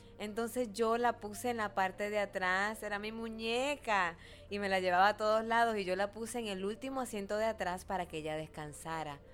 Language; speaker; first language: Spanish; native; Spanish